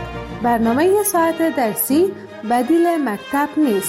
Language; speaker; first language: Persian; native; Persian